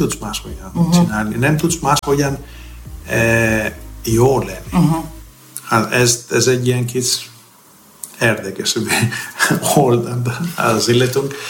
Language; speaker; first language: Hungarian; non-native, fluent; Greek